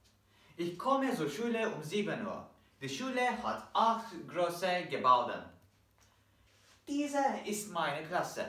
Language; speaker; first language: German; non-native, learner; Turkish